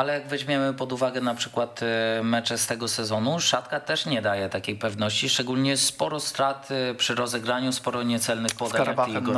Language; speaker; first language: Polish; native; Polish